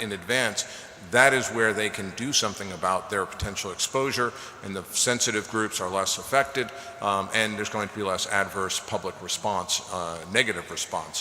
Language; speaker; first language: English; native; English